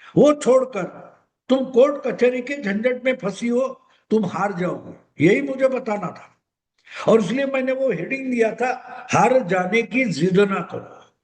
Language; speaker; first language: Hindi; non-native, local second language; Marathi